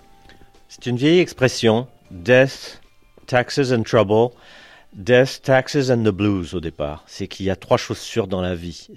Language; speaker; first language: French; native; French